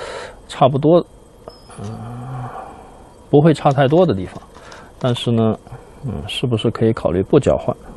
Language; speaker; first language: Chinese; native; Chinese